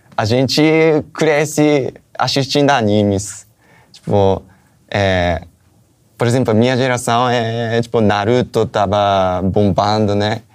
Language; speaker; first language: Portuguese; non-native, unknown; Japanese